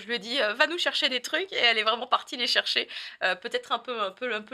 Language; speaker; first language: French; native; French